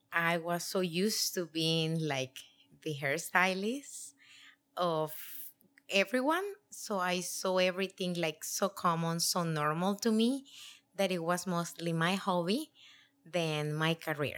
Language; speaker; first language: English; non-native, learner; Spanish